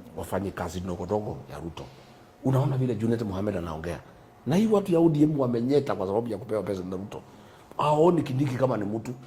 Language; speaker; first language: Swahili; non-native, local second language; Kikuyu